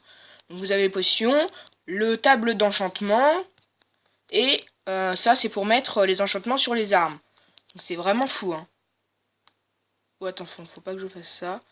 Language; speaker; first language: French; native; French